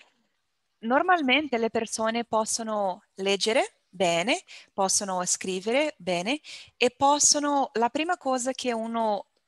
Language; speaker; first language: Italian; non-native, learner; Portuguese